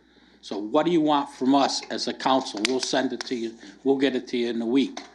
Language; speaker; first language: English; native; English